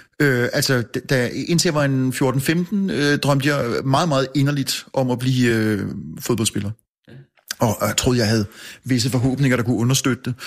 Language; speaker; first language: Danish; native; Danish